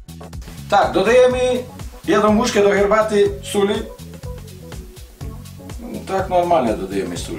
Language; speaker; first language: Polish; non-native, learner; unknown